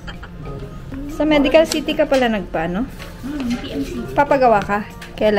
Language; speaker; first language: Filipino; native; Filipino